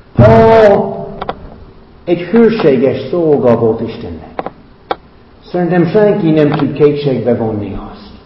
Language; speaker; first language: Hungarian; non-native, fluent; English